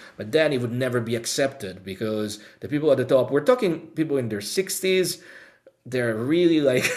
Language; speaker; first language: English; non-native, fluent; Italian